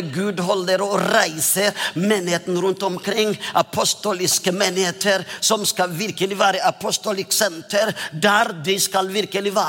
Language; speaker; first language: Norwegian; non-native, fluent; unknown